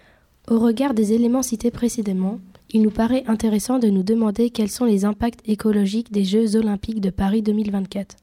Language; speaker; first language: French; native; French